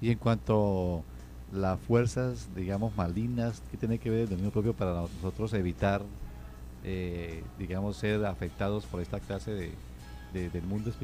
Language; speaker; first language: Spanish; native; Spanish